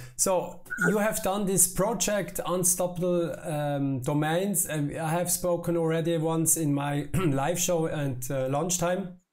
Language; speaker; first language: English; non-native, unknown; German